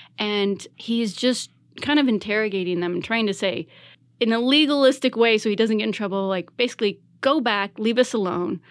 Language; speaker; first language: English; native; English